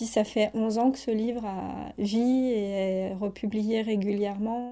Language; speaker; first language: French; native; French